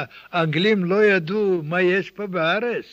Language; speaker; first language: Hebrew; non-native, learner; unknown